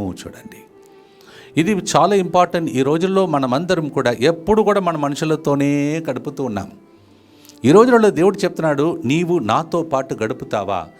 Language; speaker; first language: Telugu; non-native, fluent; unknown